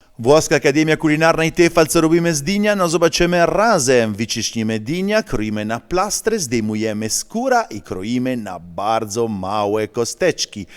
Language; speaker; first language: Polish; non-native, learner; Italian